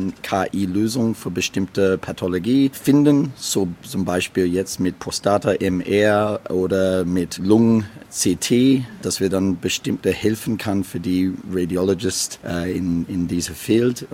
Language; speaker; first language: German; non-native, learner; English